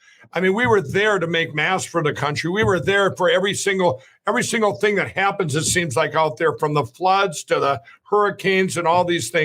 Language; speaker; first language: English; native; English